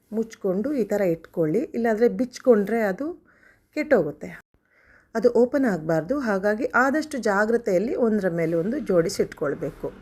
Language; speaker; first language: Kannada; non-native, local second language; Konkani